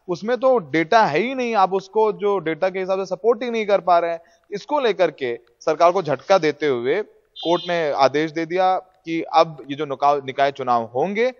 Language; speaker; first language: Hindi; native; Hindi